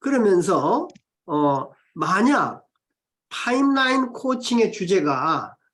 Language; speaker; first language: Korean; native; Korean